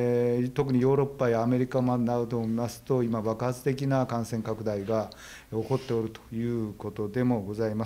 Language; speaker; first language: Japanese; native; Japanese